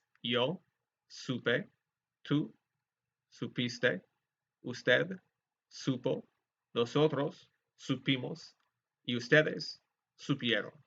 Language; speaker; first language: Spanish; non-native, fluent; English